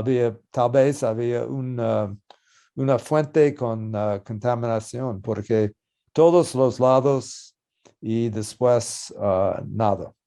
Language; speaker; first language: Spanish; non-native, learner; English